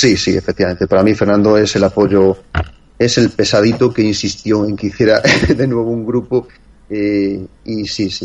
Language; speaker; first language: Spanish; native; Spanish